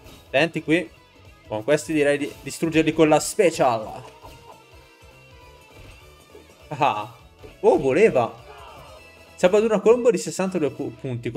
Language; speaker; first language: Italian; native; Italian